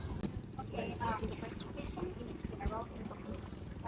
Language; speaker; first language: English; non-native, learner; Thai